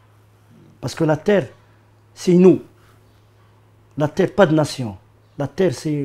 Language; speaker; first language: French; non-native, learner; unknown